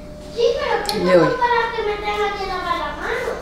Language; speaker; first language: Spanish; early bilingual, heritage; Spanish